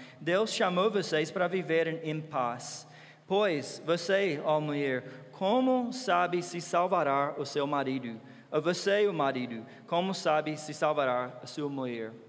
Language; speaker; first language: Portuguese; non-native, fluent; English